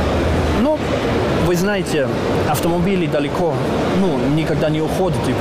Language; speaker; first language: Russian; non-native, learner; German